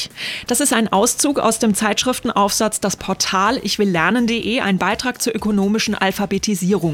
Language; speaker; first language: German; native; German